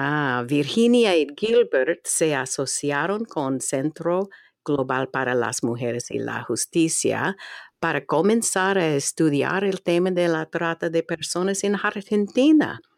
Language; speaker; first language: Spanish; non-native, fluent; English